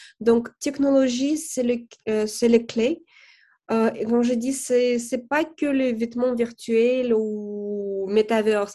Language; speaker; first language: French; non-native, fluent; Russian